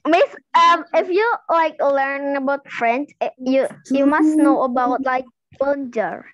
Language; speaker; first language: English; non-native, learner; Indonesian